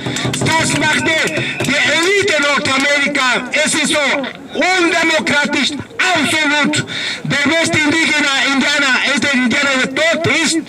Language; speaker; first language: German; non-native, learner; Spanish